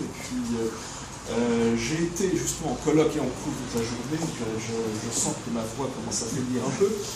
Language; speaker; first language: French; native; French